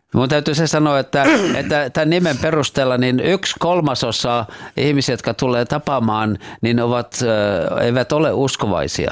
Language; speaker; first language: Finnish; native; Finnish